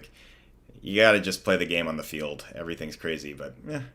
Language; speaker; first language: English; native; English